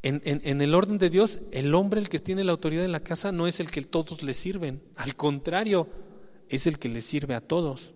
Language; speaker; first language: Spanish; native; Spanish